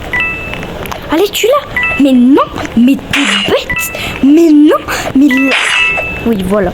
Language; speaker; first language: French; native; French